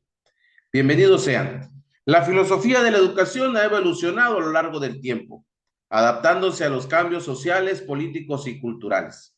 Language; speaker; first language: Spanish; native; Spanish